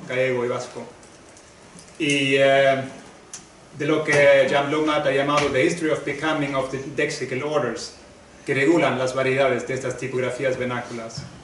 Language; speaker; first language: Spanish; non-native, fluent; Swedish